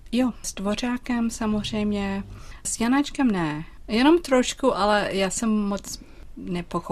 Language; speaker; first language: Czech; non-native, fluent; English